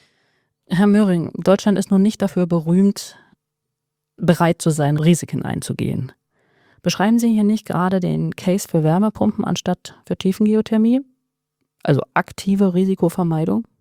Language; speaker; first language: German; native; German